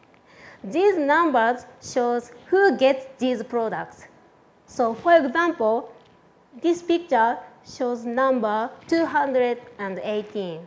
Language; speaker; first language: English; non-native, learner; Japanese